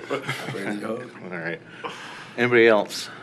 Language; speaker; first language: English; native; English